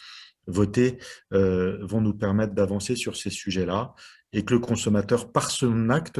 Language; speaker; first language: French; native; French